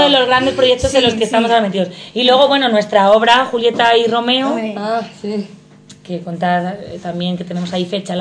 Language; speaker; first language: Spanish; native; Spanish